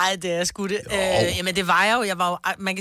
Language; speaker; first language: Danish; native; Danish